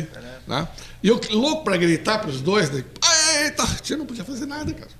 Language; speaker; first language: Portuguese; native; Portuguese